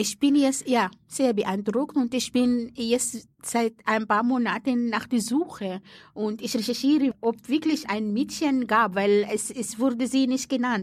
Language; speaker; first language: German; non-native, fluent; Arabic